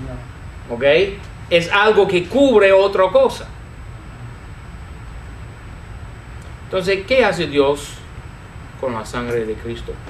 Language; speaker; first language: Spanish; non-native, fluent; English